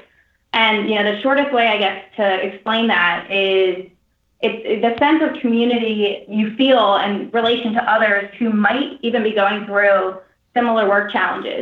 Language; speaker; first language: English; native; English